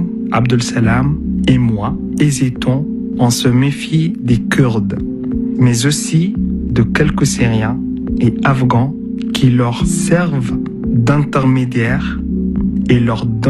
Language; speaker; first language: French; non-native, fluent; Arabic